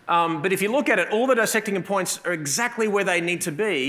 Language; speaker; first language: English; native; English